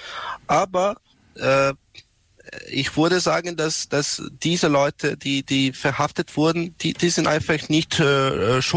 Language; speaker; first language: German; non-native, learner; Serbian